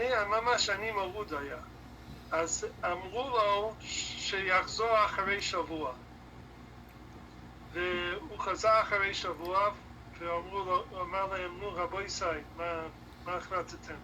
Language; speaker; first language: Hebrew; non-native, fluent; English